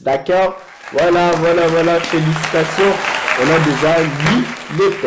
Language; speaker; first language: French; non-native, fluent; Portuguese